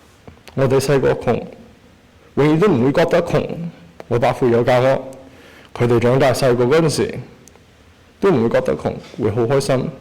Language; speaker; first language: Cantonese; early bilingual, heritage; Cantonese